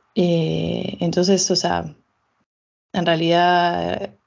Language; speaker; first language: Spanish; native; Spanish